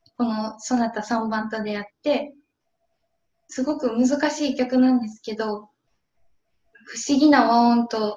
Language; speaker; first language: Japanese; native; Japanese